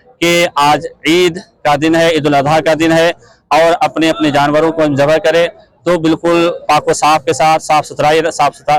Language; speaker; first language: Urdu; native; Urdu